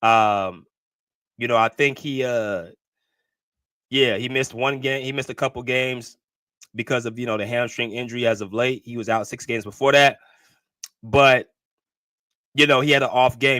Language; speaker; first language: English; native; English